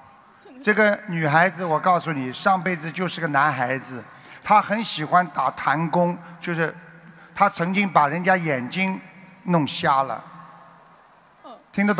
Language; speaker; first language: Chinese; native; Chinese